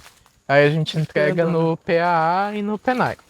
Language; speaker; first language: Portuguese; native; Portuguese